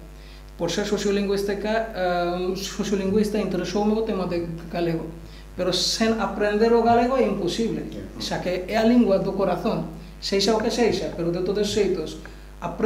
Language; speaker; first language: Galician; non-native, learner; Bangla